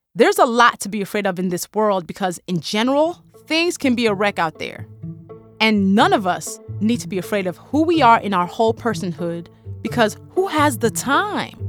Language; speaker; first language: English; non-native, local second language; Yoruba